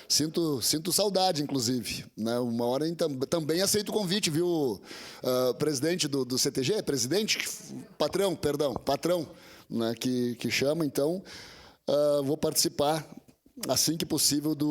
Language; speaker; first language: Portuguese; native; Portuguese